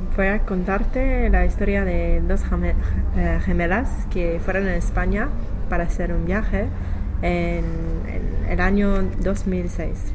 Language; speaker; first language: Spanish; non-native, learner; English